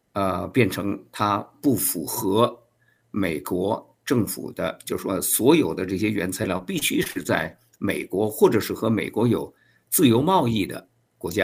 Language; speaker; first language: Chinese; native; Chinese